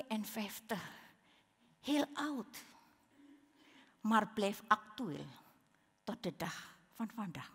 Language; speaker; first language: Dutch; non-native, learner; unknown